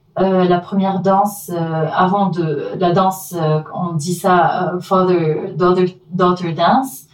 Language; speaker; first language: French; non-native, fluent; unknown